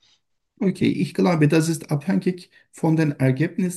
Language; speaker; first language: German; non-native, learner; Turkish